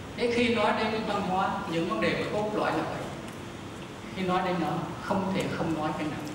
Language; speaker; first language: Vietnamese; native; Vietnamese